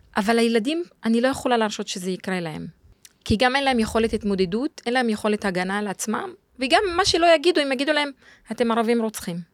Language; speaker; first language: Hebrew; non-native, local second language; Arabic